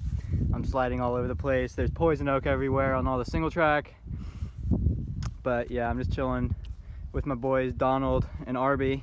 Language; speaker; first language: English; native; English